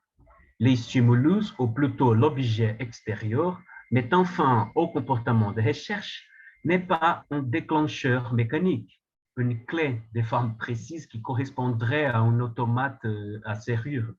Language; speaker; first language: French; non-native, fluent; Portuguese